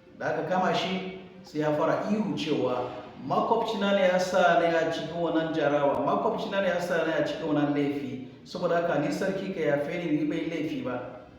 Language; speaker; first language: Hausa; non-native, local second language; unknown